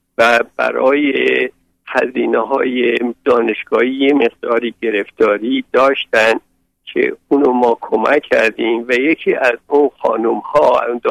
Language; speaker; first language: Persian; native; Persian